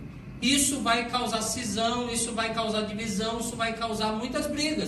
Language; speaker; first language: Portuguese; native; Portuguese